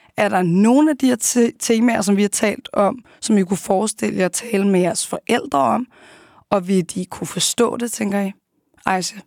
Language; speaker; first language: Danish; early bilingual, other home language; Arabic